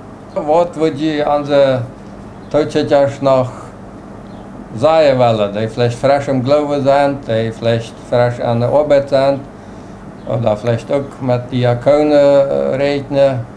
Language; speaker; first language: German; non-native, local second language; Plautdietsch